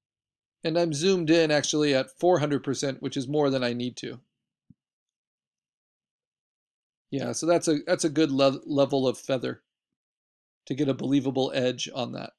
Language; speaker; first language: English; native; English